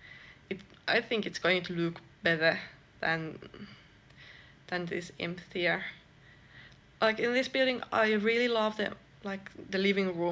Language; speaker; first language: English; non-native, fluent; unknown